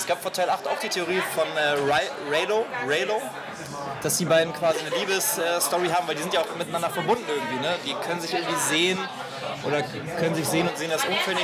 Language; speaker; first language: German; native; German